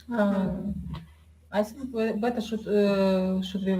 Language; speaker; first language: English; non-native, learner; Russian